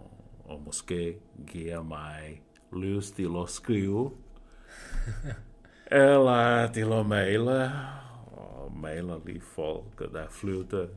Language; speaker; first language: Danish; non-native, fluent; Portuguese